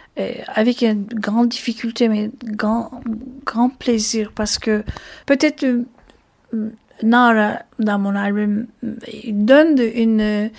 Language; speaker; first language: French; non-native, fluent; Turkish